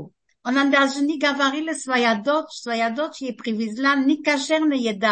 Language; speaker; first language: Russian; early bilingual, heritage; Russian